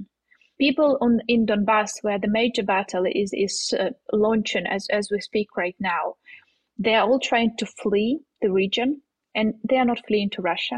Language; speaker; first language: English; non-native, fluent; Ukrainian